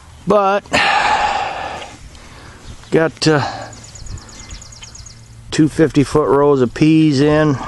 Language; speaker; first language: English; native; English